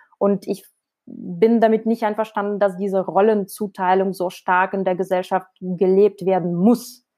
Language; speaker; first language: German; non-native, fluent; Russian